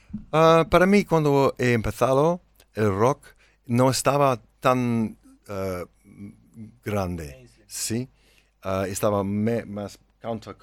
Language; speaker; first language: Spanish; non-native, learner; English